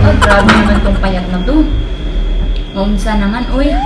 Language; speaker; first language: Filipino; non-native, local second language; Cebuano